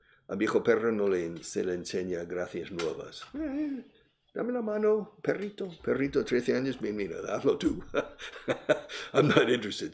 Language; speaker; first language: Spanish; non-native, fluent; English